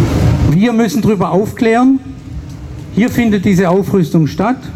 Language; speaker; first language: German; native; German